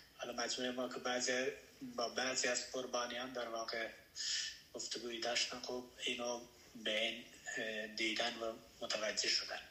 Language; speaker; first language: Persian; non-native, local second language; Baluchi